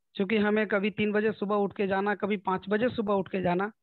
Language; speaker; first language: Hindi; native; Hindi